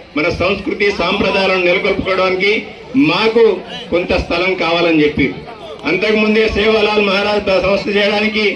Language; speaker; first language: Telugu; native; Telugu